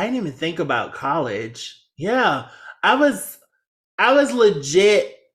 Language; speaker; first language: English; native; English